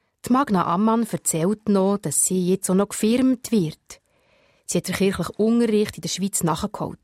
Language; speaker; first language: German; native; German